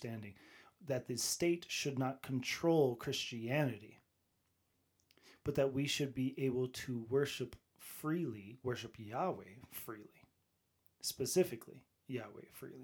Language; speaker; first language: English; native; English